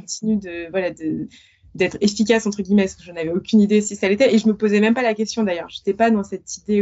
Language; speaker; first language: French; native; French